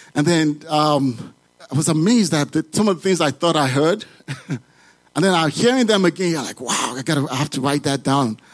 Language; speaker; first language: English; non-native, local second language; Yoruba